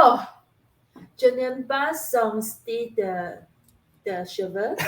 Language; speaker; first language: French; non-native, learner; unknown